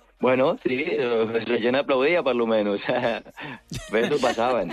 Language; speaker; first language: Catalan; native; Catalan